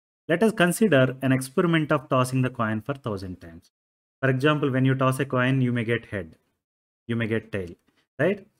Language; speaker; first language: English; non-native, local second language; Telugu